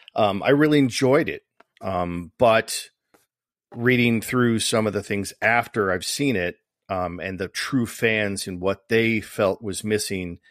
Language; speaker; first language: English; native; English